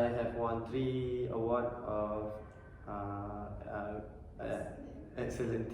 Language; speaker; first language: English; non-native, learner; Malay